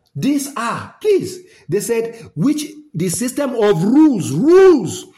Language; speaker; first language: English; non-native, local second language; Yoruba